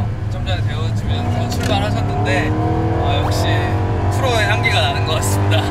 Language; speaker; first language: Korean; native; Korean